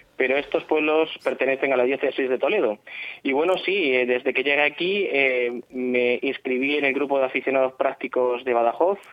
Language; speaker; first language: Spanish; native; Spanish